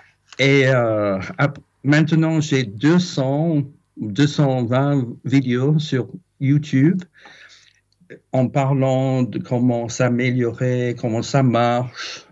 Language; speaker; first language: French; non-native, fluent; English